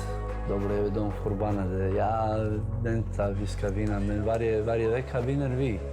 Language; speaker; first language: Swedish; non-native, fluent; Bosnian